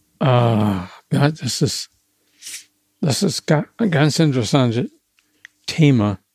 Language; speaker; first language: German; non-native, fluent; English